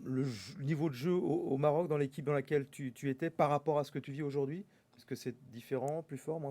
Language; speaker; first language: French; native; French